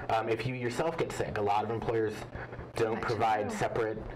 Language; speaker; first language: English; native; English